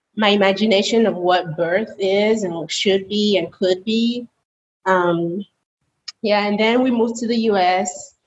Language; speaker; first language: English; early bilingual, other home language; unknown